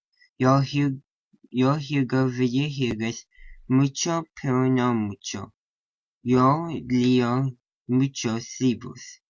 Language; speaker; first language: Spanish; non-native, learner; English